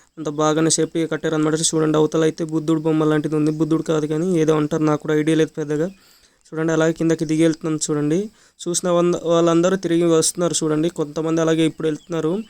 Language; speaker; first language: Telugu; native; Telugu